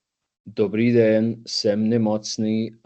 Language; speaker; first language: Czech; non-native, learner; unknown